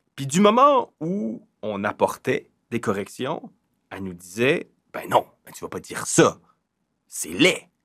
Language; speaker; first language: French; native; French